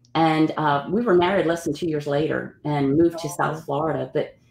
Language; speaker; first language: English; native; English